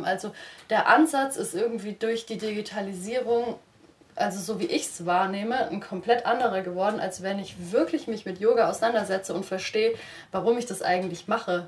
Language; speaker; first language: German; native; German